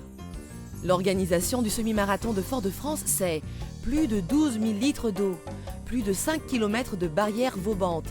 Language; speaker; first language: French; native; French